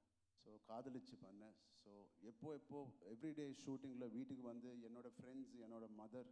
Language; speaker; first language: Tamil; non-native, local second language; Telugu